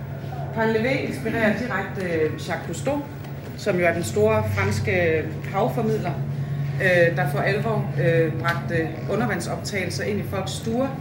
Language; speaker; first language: Danish; native; Danish